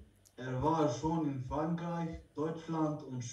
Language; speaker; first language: German; non-native, learner; Bosnian